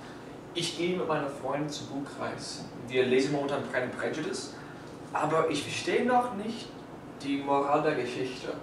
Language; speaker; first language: German; non-native, learner; English